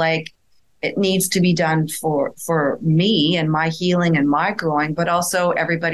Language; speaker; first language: English; native; English